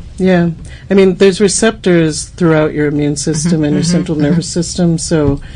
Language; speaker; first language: English; native; English